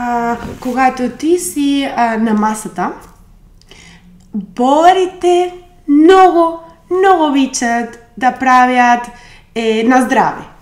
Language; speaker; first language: Bulgarian; non-native, learner; Spanish